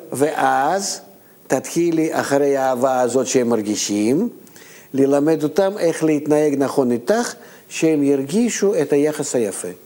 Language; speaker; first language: Hebrew; non-native, fluent; Russian